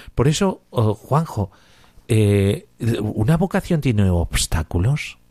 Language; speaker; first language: Spanish; native; Spanish